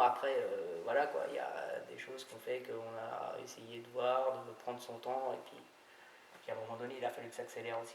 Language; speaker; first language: French; native; French